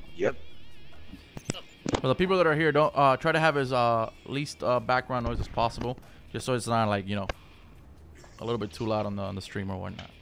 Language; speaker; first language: English; native; English